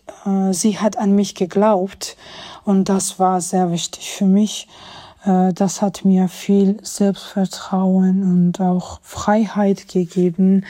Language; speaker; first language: German; non-native, fluent; Georgian